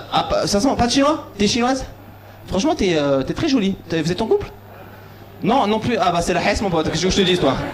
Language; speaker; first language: French; early bilingual, other home language; Arabic